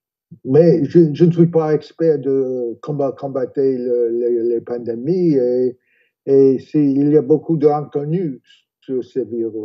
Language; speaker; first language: French; non-native, fluent; English